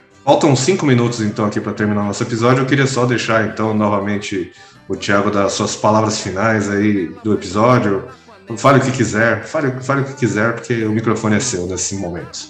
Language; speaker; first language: Portuguese; native; Portuguese